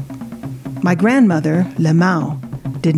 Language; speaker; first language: English; early bilingual, other home language; Samoan